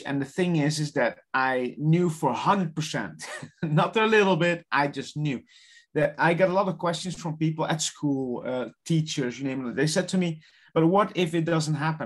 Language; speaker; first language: English; non-native, fluent; Dutch